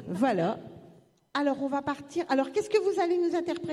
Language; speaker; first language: French; native; French